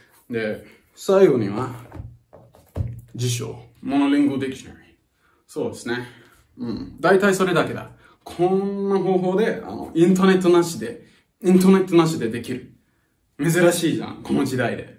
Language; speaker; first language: Japanese; non-native, fluent; English